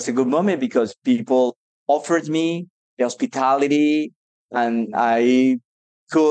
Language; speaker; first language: English; non-native, learner; Spanish